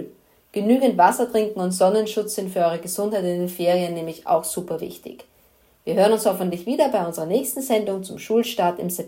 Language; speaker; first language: German; native; German